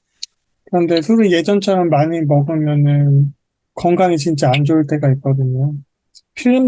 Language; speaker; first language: Korean; native; Korean